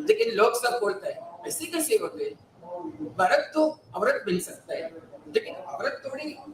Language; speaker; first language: Hindi; non-native, local second language; Tamil